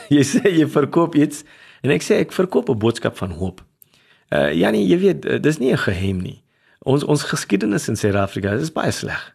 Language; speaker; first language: Afrikaans; non-native, local second language; English